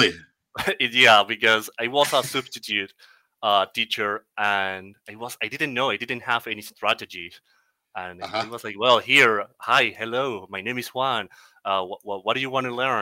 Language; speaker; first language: English; non-native, fluent; Spanish